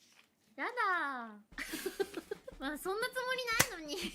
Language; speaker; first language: Japanese; native; Japanese